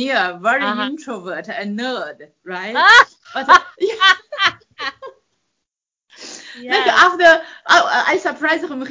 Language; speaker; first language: English; non-native, fluent; Chinese